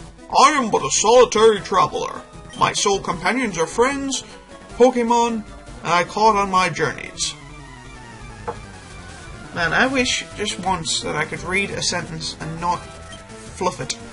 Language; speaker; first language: English; native; English